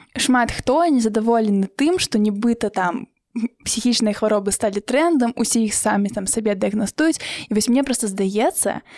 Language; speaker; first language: Belarusian; native; Belarusian